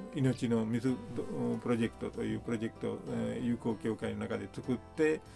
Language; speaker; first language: Japanese; non-native, fluent; Sinhala